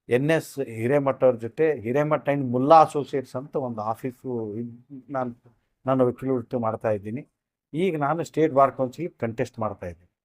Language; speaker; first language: Kannada; native; Kannada